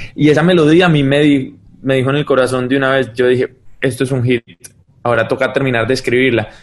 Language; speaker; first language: Spanish; early bilingual, heritage; Spanish